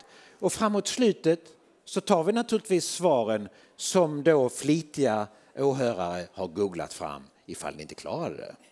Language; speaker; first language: Swedish; native; Swedish